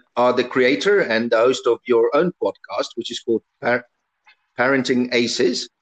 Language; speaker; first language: English; early bilingual, other home language; Italian